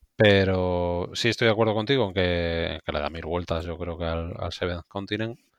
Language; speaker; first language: Spanish; native; Spanish